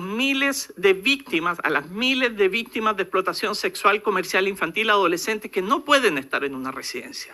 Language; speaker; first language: Spanish; native; Spanish